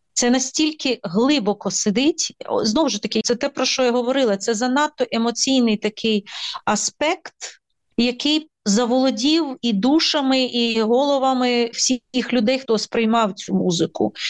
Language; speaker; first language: Ukrainian; native; Ukrainian